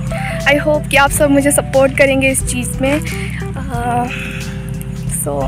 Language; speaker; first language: Hindi; native; Hindi